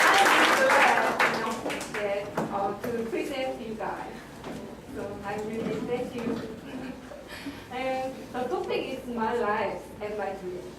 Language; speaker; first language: English; non-native, learner; Korean